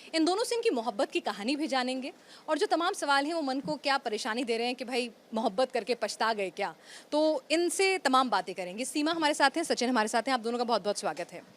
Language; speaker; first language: Hindi; native; Hindi